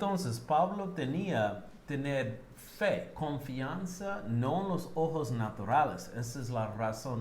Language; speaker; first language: Spanish; non-native, learner; English